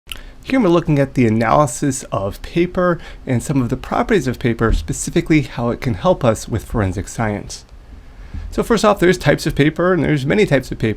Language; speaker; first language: English; native; English